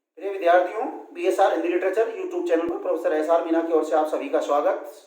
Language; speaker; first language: Hindi; native; Hindi